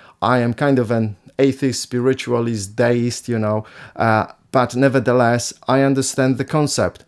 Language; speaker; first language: English; non-native, fluent; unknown